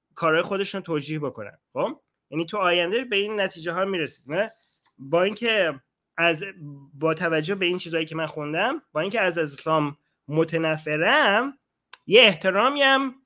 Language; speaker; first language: Persian; native; Persian